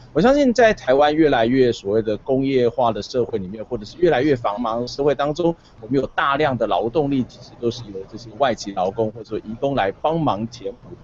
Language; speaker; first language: Chinese; native; Chinese